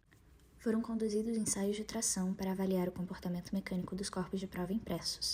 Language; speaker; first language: Portuguese; native; Portuguese